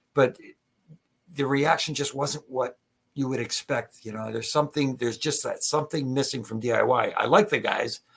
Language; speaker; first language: English; native; English